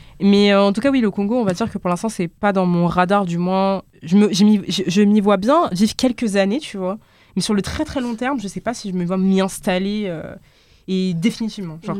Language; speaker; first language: French; early bilingual, other home language; Lingala